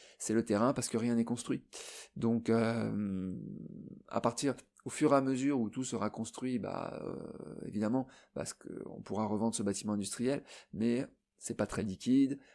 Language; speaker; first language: French; native; French